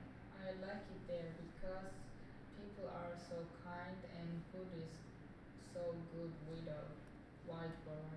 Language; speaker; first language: English; non-native, learner; Korean